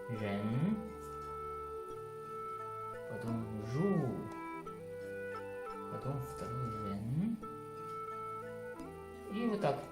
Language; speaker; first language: Russian; non-native, learner; Chinese